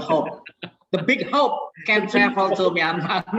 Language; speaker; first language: English; non-native, learner; Indonesian